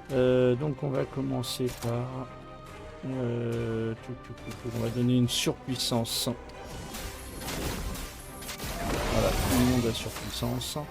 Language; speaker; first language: French; native; French